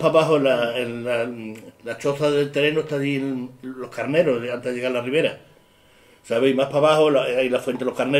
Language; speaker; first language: Spanish; native; Spanish